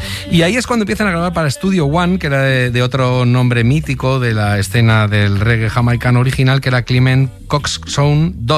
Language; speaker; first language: Spanish; native; Spanish